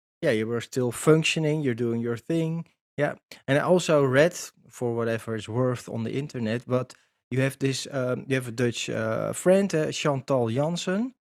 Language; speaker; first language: English; non-native, fluent; Dutch